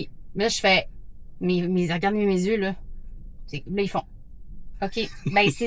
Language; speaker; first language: French; native; French